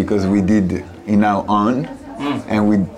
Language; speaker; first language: English; non-native, learner; Italian